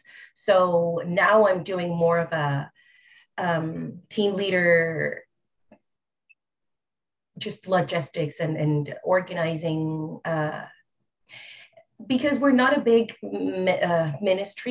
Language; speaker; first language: English; non-native, fluent; Spanish